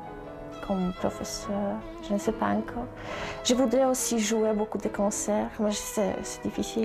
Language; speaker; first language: French; non-native, learner; Polish